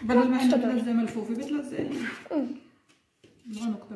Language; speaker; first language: Arabic; native; Arabic